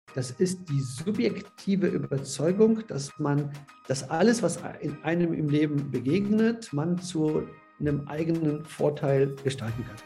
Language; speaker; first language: German; early bilingual, other home language; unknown